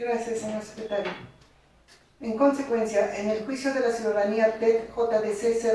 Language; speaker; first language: Spanish; native; Spanish